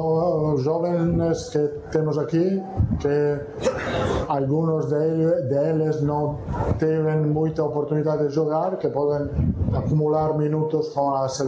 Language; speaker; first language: Portuguese; non-native, learner; Italian